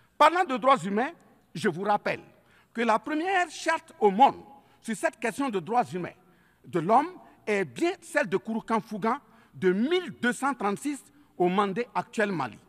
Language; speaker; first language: French; native; French